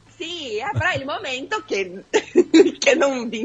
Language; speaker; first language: Italian; non-native, fluent; Portuguese